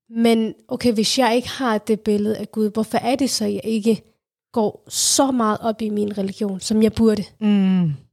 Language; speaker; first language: Danish; early bilingual, other home language; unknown